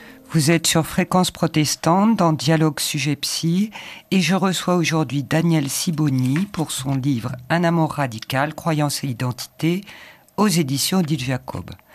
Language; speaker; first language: French; native; French